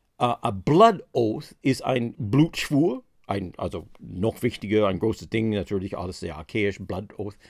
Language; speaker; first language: German; non-native, fluent; English